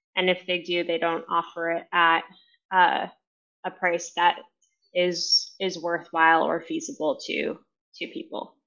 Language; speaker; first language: English; native; English